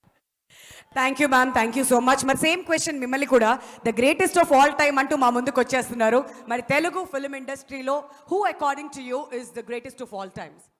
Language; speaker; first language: Telugu; native; Telugu